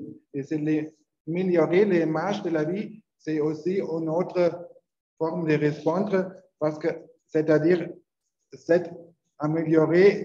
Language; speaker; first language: French; non-native, learner; Spanish